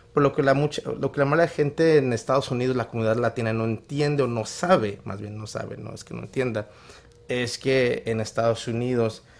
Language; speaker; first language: Spanish; early bilingual, heritage; Spanish